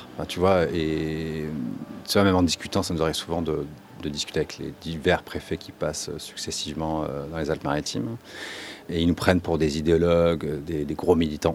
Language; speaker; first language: French; native; French